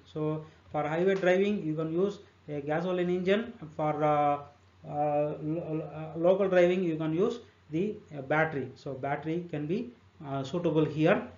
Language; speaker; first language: English; non-native, local second language; Telugu